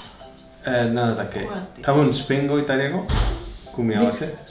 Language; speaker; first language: Japanese; non-native, fluent; Spanish